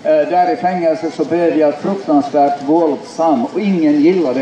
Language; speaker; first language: Swedish; non-native, fluent; Finnish